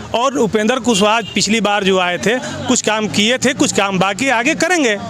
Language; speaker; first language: Hindi; native; Hindi